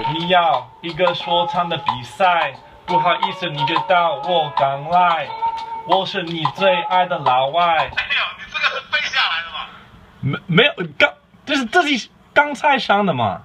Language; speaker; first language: Chinese; non-native, learner; English